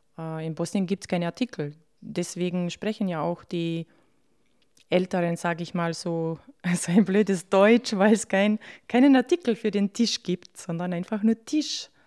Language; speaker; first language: German; early bilingual, other home language; Bosnian